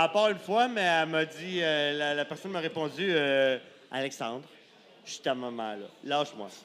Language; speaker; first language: French; native; French